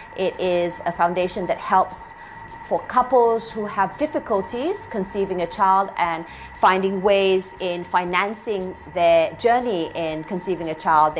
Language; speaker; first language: English; non-native, local second language; Malay